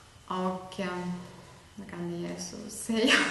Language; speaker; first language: Swedish; non-native, fluent; Ukrainian